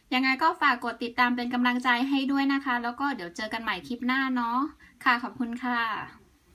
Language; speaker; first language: Thai; native; Thai